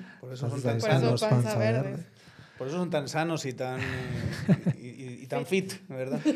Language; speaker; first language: Spanish; native; Spanish